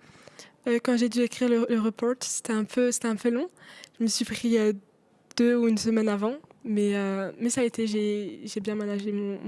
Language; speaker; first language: French; non-native, local second language; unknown